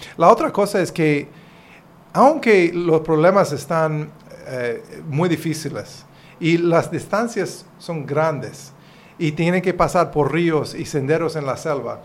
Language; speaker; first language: Spanish; non-native, fluent; English